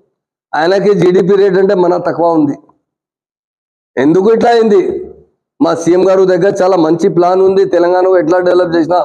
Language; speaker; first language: Telugu; non-native, local second language; Urdu